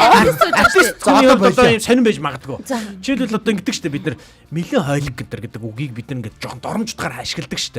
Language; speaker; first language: Mongolian; native; Mongolian